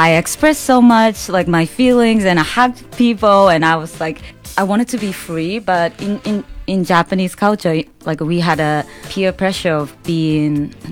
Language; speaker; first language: English; non-native, fluent; Japanese